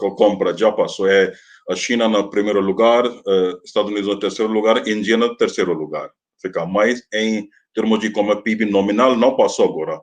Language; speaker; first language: Portuguese; non-native, fluent; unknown